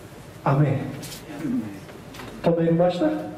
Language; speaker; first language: Japanese; non-native, learner; English